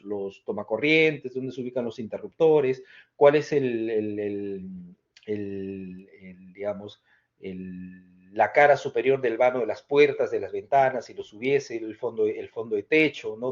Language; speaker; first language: Spanish; native; Spanish